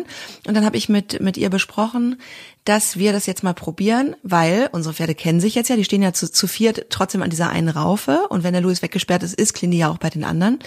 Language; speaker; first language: German; native; German